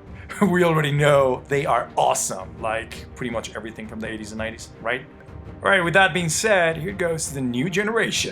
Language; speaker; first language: English; non-native, fluent; Spanish